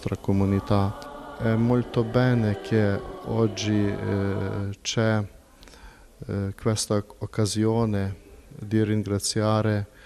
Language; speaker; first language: Italian; non-native, fluent; Ukrainian